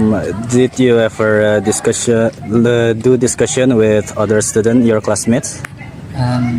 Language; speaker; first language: English; non-native, learner; Indonesian